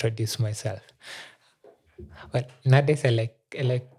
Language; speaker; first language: English; non-native, local second language; Meru